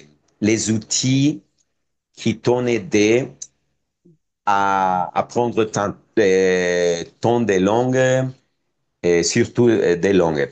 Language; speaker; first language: French; non-native, fluent; Spanish